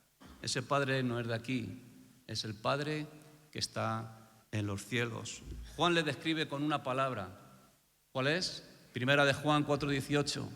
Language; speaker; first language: Spanish; native; Spanish